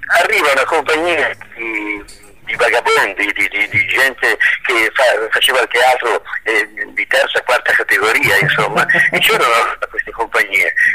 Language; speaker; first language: Italian; native; Italian